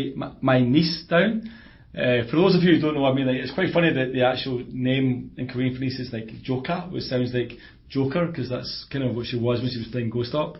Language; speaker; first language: English; native; English